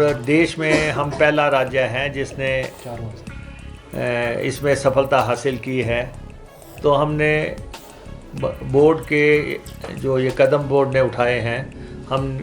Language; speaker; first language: Hindi; native; Hindi